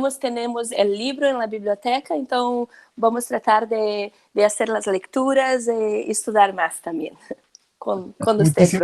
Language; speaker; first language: Spanish; non-native, learner; Portuguese